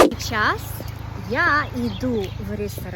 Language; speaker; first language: Russian; non-native, fluent; English